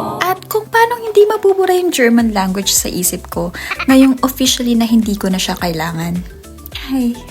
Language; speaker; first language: Filipino; native; Filipino